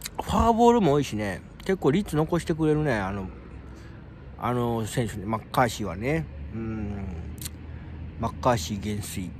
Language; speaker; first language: Japanese; native; Japanese